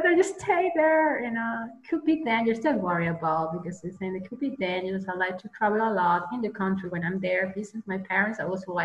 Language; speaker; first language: English; non-native, learner; Spanish